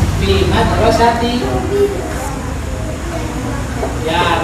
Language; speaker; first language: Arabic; non-native, fluent; Indonesian